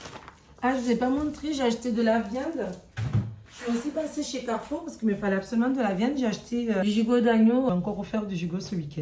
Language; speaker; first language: French; native; French